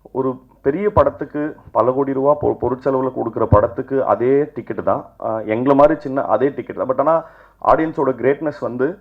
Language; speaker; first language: Tamil; native; Tamil